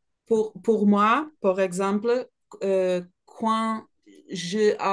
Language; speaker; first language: French; non-native, learner; Portuguese